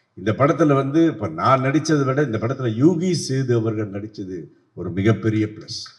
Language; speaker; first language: Tamil; native; Tamil